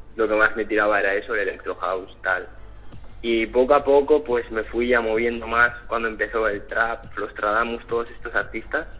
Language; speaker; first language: Spanish; early bilingual, other home language; French